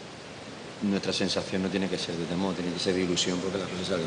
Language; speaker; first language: Spanish; native; Spanish